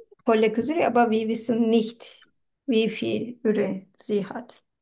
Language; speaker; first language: German; non-native, fluent; Turkish